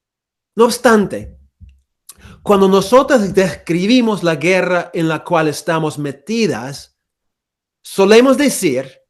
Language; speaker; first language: Spanish; non-native, fluent; English